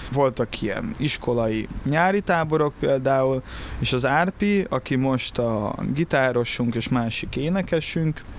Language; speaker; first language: Hungarian; early bilingual, other home language; Portuguese